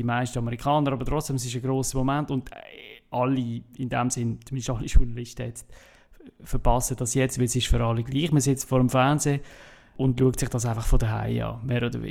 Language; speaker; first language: German; native; German